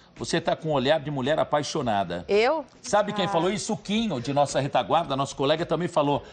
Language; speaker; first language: Portuguese; native; Portuguese